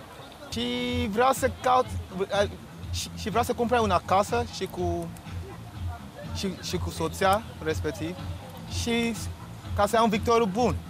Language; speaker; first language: Romanian; non-native, learner; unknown